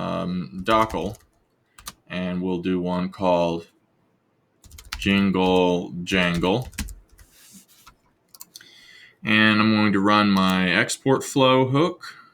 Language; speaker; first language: English; native; English